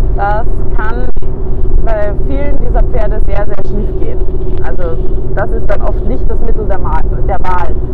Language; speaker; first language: German; native; German